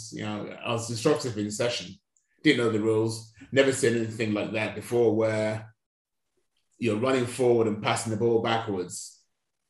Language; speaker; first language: English; non-native, local second language; Yoruba